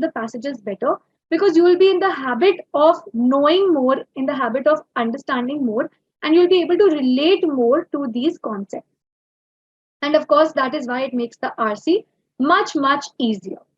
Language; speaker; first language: English; non-native, local second language; Hindi